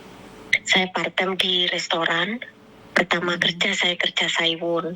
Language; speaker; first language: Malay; non-native, local second language; Javanese